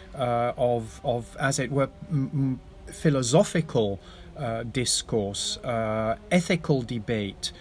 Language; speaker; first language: English; native; English